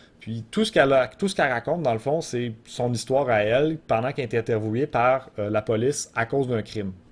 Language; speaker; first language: French; native; French